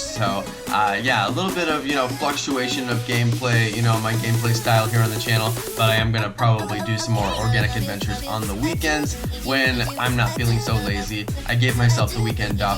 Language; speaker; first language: English; native; English